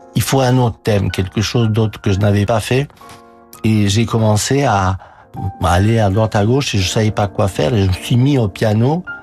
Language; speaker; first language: French; non-native, fluent; Romanian